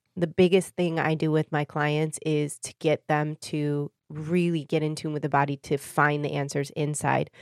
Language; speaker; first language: English; native; English